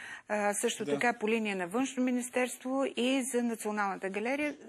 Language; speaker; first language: Bulgarian; native; Bulgarian